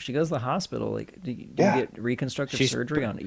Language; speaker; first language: English; native; English